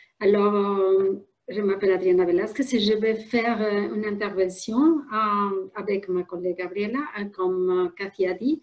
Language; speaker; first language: French; non-native, fluent; Spanish